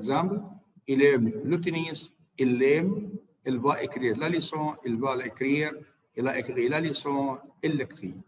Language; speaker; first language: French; non-native, fluent; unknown